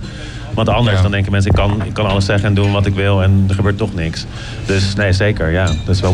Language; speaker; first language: Dutch; native; Dutch